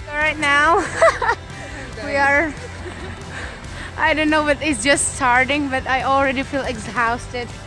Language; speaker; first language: English; non-native, learner; Indonesian